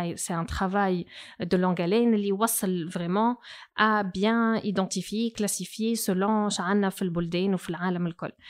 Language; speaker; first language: French; non-native, local second language; Arabic